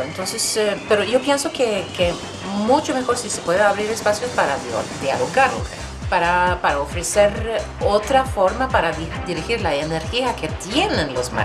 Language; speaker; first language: Spanish; non-native, fluent; Swedish